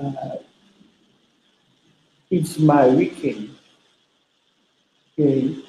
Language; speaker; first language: English; non-native, learner; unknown